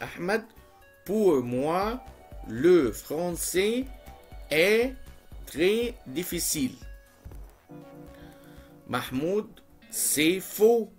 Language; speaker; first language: French; non-native, fluent; Arabic